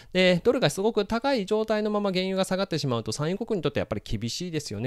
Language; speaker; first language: Japanese; native; Japanese